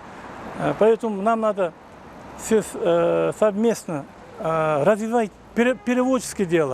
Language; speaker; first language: Russian; non-native, local second language; Kazakh